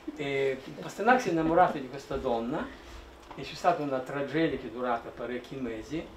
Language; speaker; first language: Italian; non-native, fluent; Russian